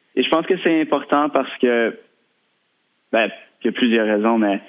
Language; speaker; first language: French; native; French